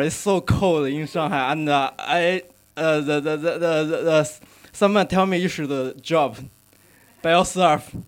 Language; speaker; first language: English; non-native, learner; Chinese